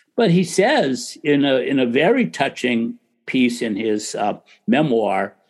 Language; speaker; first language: English; native; English